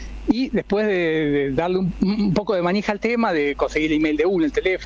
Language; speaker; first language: Spanish; native; Spanish